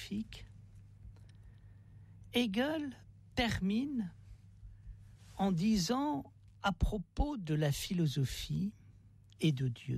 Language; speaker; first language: French; native; French